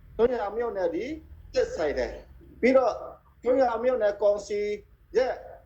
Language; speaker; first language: Burmese; non-native, local second language; Tedim Chin